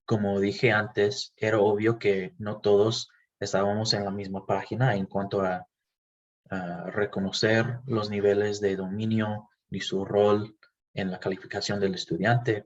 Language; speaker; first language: Spanish; non-native, fluent; English